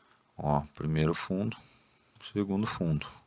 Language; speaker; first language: Portuguese; native; Portuguese